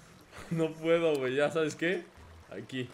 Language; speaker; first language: Spanish; native; Spanish